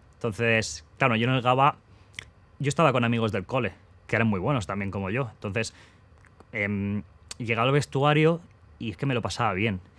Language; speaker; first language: Spanish; native; Spanish